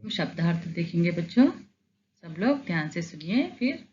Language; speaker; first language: Hindi; non-native, local second language; Telugu